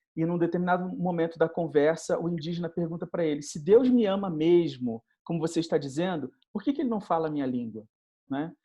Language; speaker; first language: Portuguese; native; Portuguese